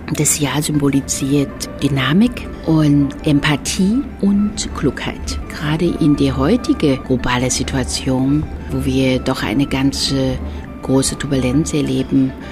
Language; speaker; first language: German; non-native, fluent; Chinese